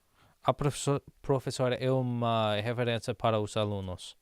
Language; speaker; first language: Portuguese; non-native, learner; English